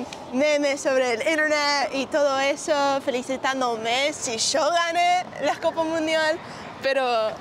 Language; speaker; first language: Spanish; early bilingual, heritage; Spanish